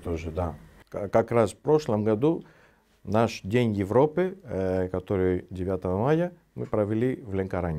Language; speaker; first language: Russian; non-native, fluent; Greek